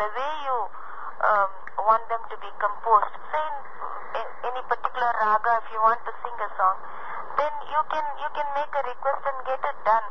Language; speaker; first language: English; non-native, local second language; Tamil